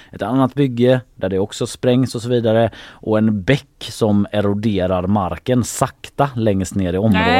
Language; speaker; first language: Swedish; native; Swedish